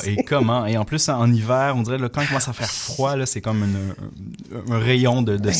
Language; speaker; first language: French; native; French